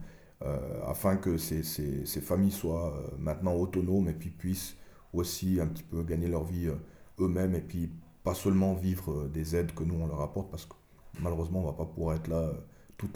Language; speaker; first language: French; early bilingual, other home language; Albanian